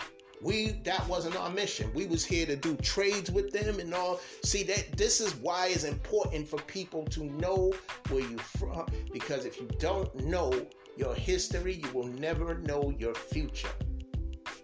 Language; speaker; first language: English; native; English